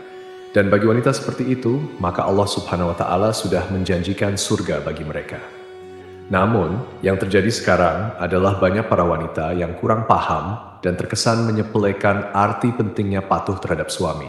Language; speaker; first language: Indonesian; native; Indonesian